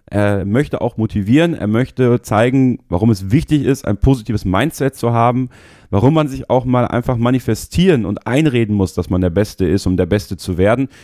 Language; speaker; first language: German; native; German